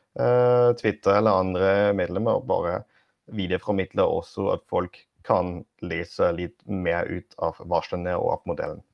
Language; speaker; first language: Norwegian; non-native, fluent; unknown